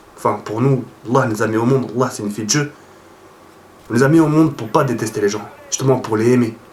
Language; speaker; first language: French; early bilingual, other home language; Arabic